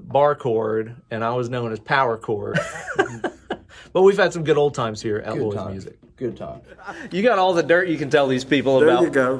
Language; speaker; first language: English; native; English